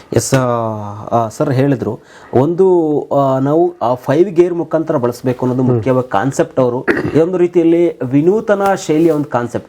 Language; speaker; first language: Kannada; native; Kannada